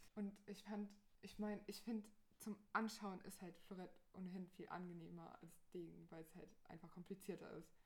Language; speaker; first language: German; non-native, fluent; Portuguese